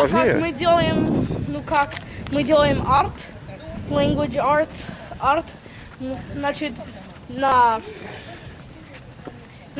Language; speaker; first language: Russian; early bilingual, heritage; Russian